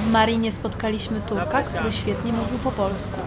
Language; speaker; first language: Polish; native; Polish